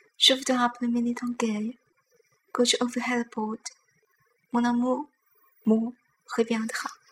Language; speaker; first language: French; non-native, learner; Chinese